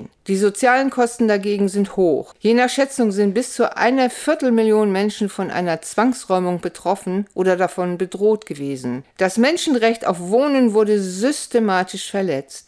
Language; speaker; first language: German; native; German